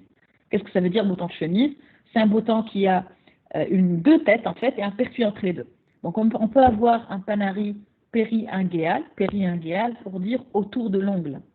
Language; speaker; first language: French; non-native, local second language; Arabic